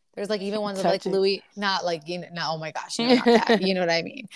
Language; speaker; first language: English; native; English